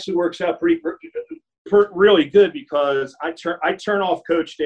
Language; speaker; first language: English; native; English